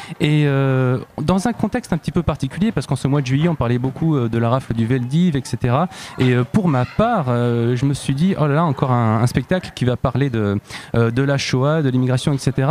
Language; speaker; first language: French; native; French